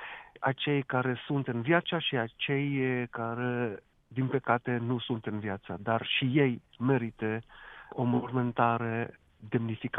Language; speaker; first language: Romanian; non-native, fluent; Hebrew